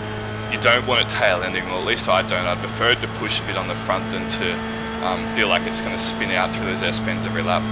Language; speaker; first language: English; native; English